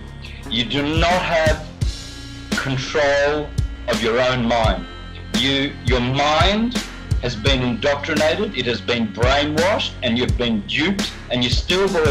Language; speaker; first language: English; native; English